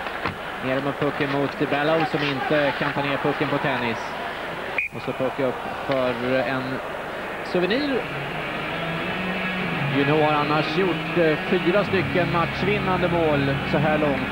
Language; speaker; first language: Swedish; native; Swedish